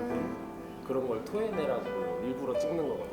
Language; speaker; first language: Korean; native; Korean